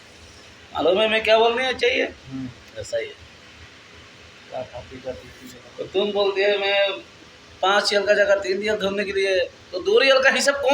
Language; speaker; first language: Hindi; non-native, learner; Bangla